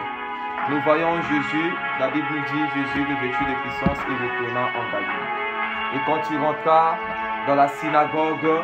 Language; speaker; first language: French; non-native, local second language; Swahili